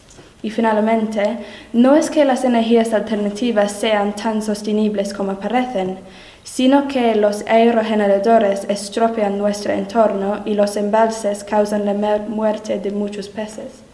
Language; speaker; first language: Spanish; non-native, learner; English